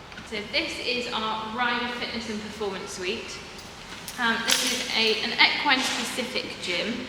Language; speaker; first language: English; native; English